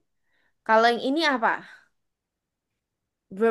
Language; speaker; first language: Indonesian; native; Indonesian